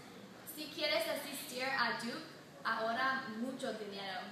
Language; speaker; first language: Spanish; non-native, learner; English